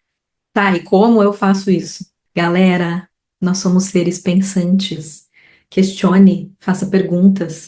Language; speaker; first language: Portuguese; native; Portuguese